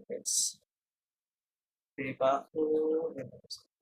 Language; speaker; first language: Spanish; non-native, learner; Bangla